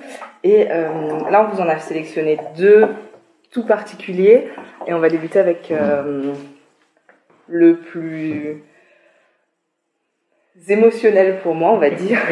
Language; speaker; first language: French; native; French